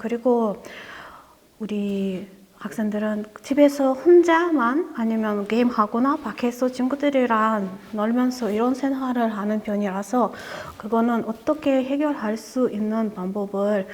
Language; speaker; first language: Korean; non-native, learner; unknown